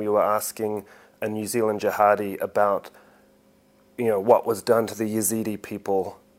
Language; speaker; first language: English; native; English